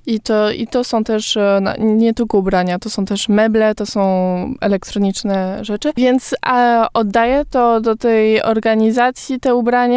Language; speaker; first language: Polish; early bilingual, heritage; Polish